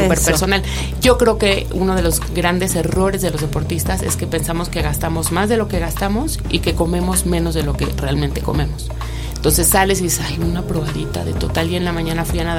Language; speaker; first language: Spanish; native; Spanish